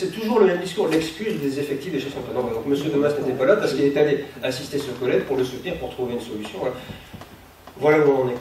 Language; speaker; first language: French; native; French